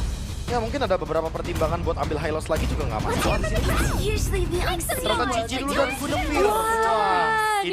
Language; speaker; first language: Indonesian; native; Indonesian